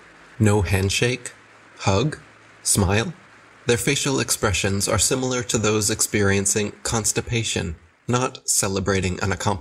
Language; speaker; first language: English; native; English